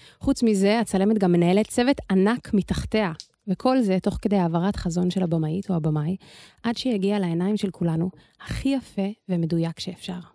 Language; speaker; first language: Hebrew; native; Hebrew